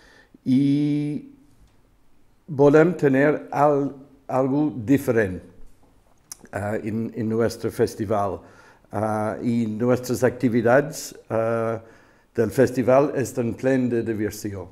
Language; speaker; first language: Catalan; non-native, learner; English